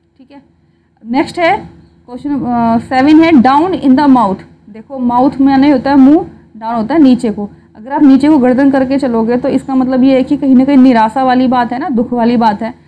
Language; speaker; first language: Hindi; native; Hindi